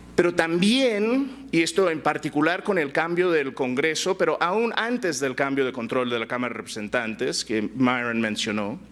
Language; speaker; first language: Spanish; early bilingual, heritage; Spanish